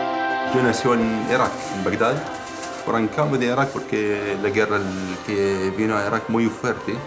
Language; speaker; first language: Spanish; non-native, learner; Arabic